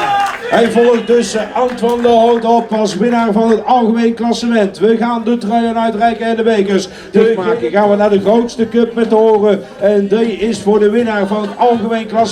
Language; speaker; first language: Dutch; native; Dutch